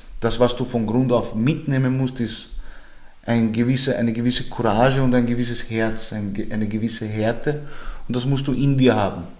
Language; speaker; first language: German; early bilingual, other home language; Georgian